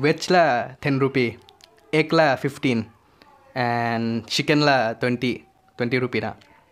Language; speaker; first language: Tamil; non-native, learner; Thai